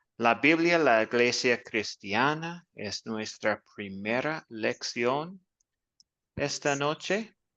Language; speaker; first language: Spanish; non-native, learner; English